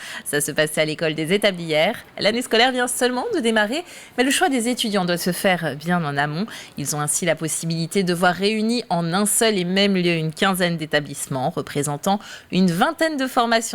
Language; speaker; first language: French; native; French